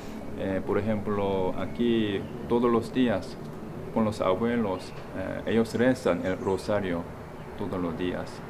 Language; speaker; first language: Spanish; non-native, fluent; Korean